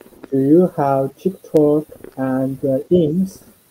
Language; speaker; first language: English; non-native, learner; Chinese